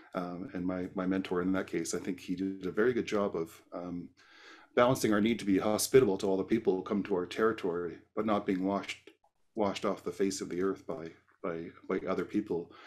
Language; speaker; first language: English; native; English